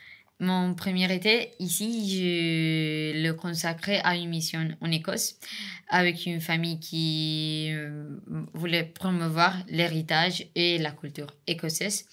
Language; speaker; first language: French; non-native, fluent; Spanish